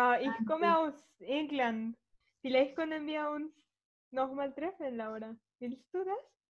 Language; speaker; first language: German; non-native, learner; Spanish